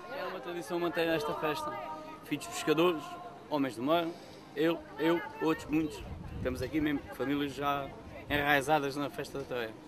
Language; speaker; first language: Portuguese; native; Portuguese